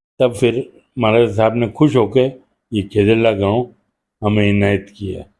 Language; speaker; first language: Hindi; native; Hindi